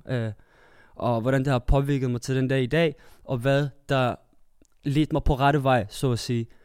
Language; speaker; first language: Danish; early bilingual, other home language; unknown